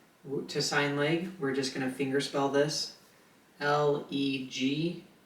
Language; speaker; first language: English; native; English